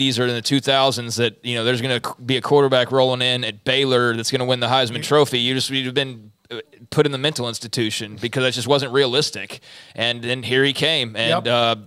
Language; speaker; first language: English; native; English